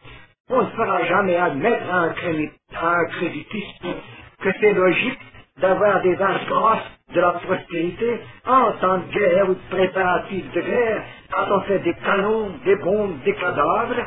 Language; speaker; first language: French; native; French